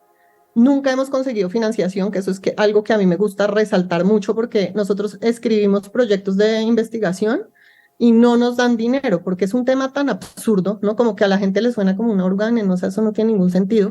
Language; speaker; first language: Spanish; native; Spanish